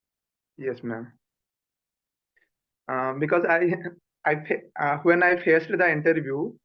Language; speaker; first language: English; non-native, learner; Odia